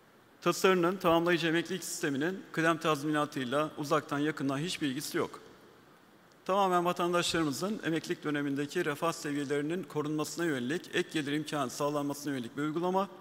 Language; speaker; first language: Turkish; native; Turkish